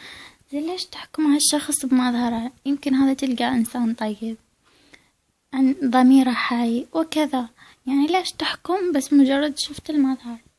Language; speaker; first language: Arabic; native; Arabic